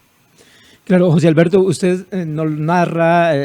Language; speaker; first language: Spanish; native; Spanish